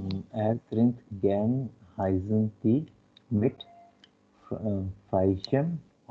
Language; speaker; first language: German; non-native, learner; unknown